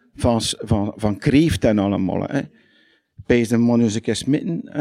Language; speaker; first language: Dutch; native; Dutch